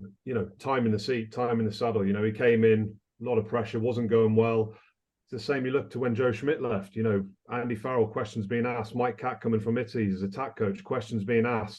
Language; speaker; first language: English; native; English